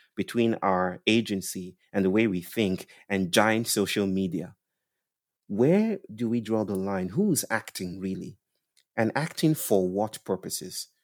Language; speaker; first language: English; non-native, local second language; Yoruba